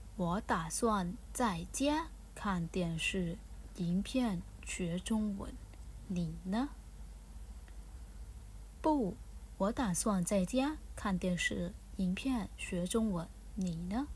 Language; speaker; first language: Chinese; non-native, fluent; Thai